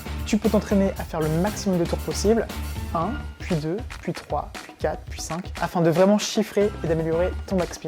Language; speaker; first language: French; native; French